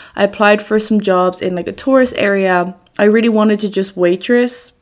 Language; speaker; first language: English; native; English